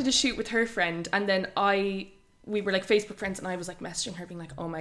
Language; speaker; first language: English; native; English